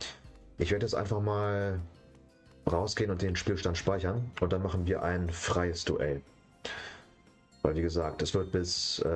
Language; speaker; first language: German; native; German